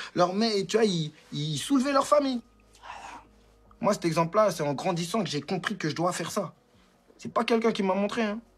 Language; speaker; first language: French; native; French